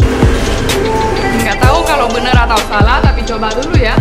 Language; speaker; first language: Indonesian; non-native, fluent; Romanian